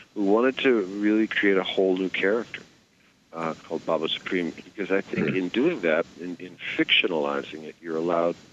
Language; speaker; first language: English; native; English